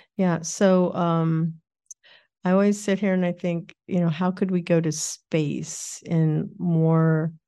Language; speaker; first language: English; native; English